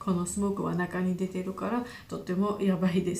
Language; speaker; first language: Japanese; non-native, learner; Georgian